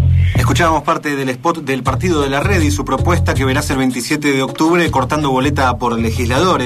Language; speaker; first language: Spanish; native; Spanish